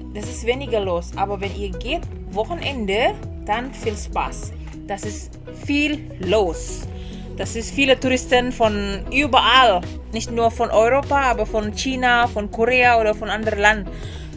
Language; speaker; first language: German; non-native, learner; Indonesian